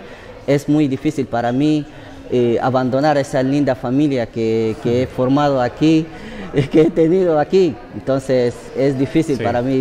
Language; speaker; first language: Spanish; non-native, fluent; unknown